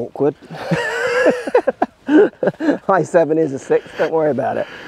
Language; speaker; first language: English; native; English